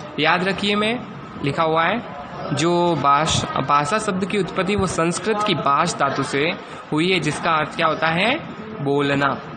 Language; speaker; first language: Hindi; native; Hindi